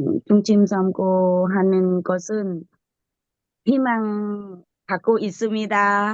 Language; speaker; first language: Korean; non-native, learner; Thai